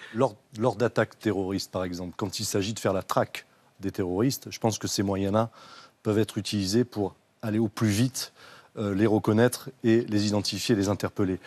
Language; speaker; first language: French; native; French